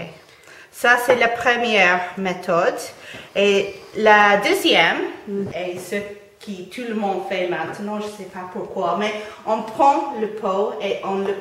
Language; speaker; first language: French; non-native, fluent; English